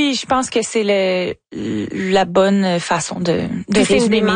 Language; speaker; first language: French; native; French